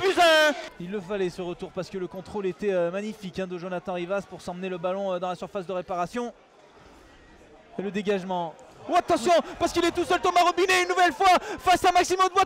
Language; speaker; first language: French; native; French